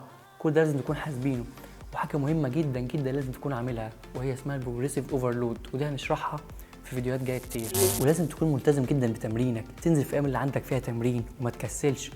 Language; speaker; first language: Arabic; native; Arabic